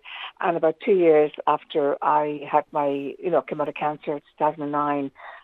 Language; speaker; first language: English; native; English